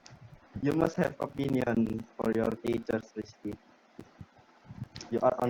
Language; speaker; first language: English; non-native, learner; Indonesian